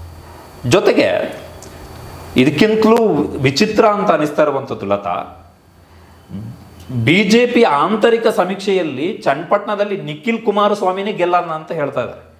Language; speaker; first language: Kannada; native; Kannada